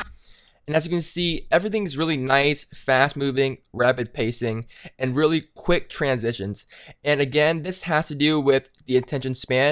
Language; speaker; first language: English; native; English